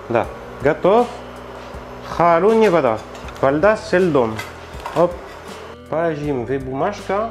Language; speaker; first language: Russian; non-native, learner; French